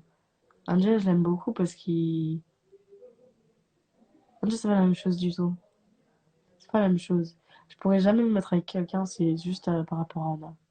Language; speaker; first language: French; native; French